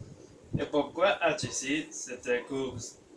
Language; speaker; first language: French; non-native, learner; Spanish